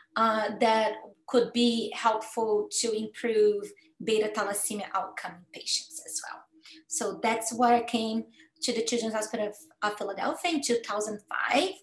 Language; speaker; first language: English; non-native, fluent; Portuguese